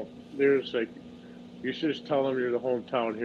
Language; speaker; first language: English; native; English